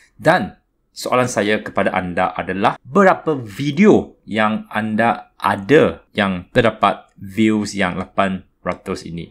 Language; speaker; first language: Malay; non-native, local second language; Chinese